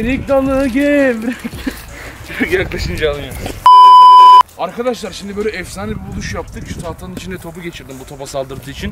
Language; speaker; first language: Turkish; native; Turkish